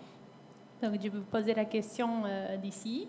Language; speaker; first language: French; non-native, fluent; Japanese